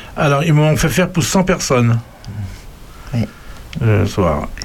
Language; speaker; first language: French; native; French